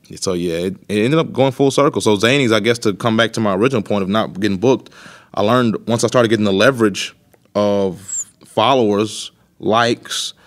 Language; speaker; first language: English; native; English